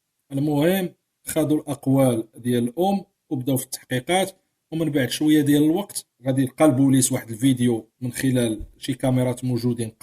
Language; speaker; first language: Arabic; native; Arabic